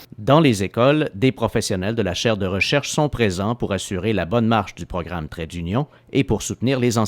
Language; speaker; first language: French; native; French